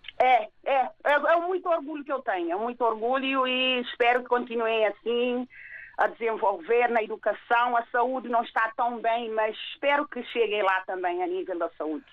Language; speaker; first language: Portuguese; early bilingual, other home language; Kabuverdianu